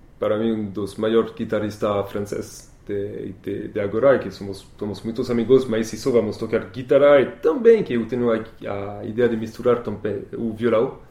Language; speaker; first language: Portuguese; non-native, learner; French